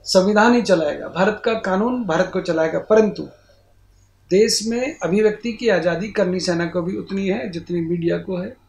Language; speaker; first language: Hindi; native; Hindi